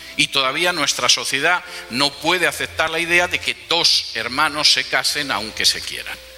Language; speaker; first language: Spanish; native; Spanish